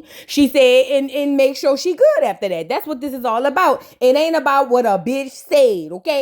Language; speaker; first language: English; native; English